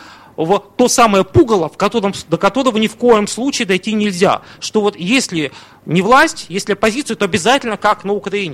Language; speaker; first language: Russian; native; Russian